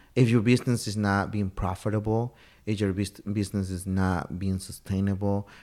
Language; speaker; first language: English; non-native, fluent; Spanish